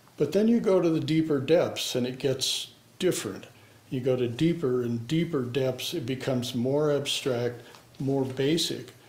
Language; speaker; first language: English; native; English